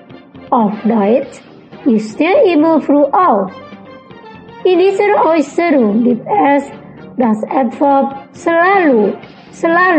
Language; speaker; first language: German; non-native, fluent; Indonesian